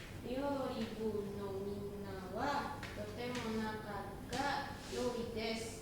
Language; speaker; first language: Japanese; non-native, learner; Indonesian